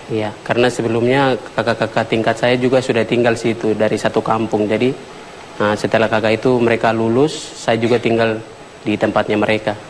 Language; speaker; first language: Indonesian; non-native, local second language; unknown